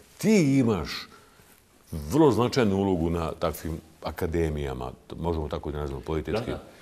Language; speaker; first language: Bosnian; native; Bosnian